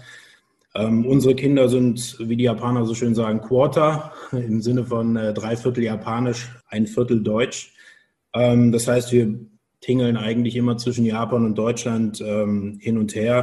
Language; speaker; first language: German; native; German